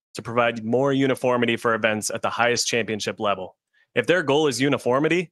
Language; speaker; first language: English; native; English